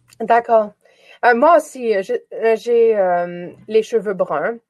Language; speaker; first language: French; native; French